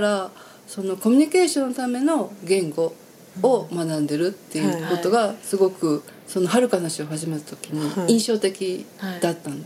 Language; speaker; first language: Japanese; native; Japanese